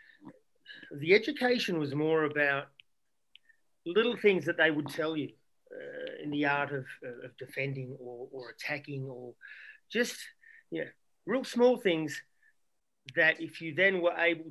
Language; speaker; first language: English; native; English